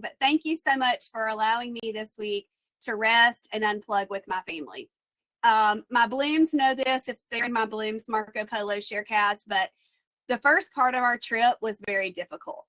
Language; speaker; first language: English; native; English